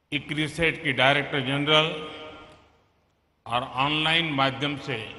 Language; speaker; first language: Hindi; non-native, local second language; Gujarati